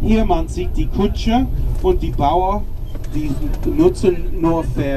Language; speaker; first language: German; non-native, learner; English